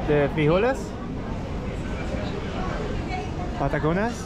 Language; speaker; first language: Spanish; non-native, learner; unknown